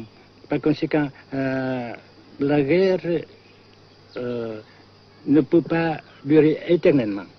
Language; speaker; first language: French; non-native, local second language; Vietnamese